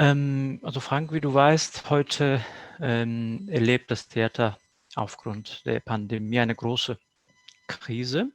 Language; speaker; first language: German; non-native, fluent; Kurdish